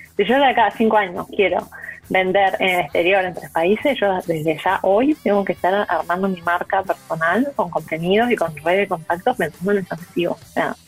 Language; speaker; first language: Spanish; native; Spanish